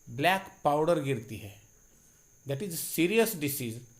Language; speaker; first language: Hindi; non-native, local second language; Marathi